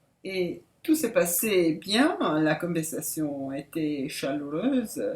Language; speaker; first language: French; non-native, fluent; Italian